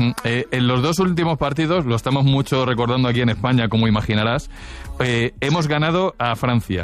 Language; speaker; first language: Spanish; native; Spanish